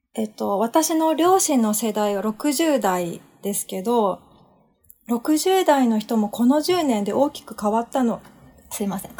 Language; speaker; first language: Japanese; native; Japanese